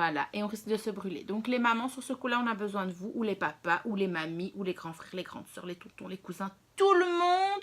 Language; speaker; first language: French; native; French